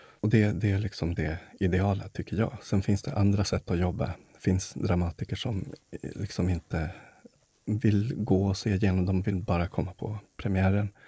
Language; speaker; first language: Swedish; early bilingual, other home language; Spanish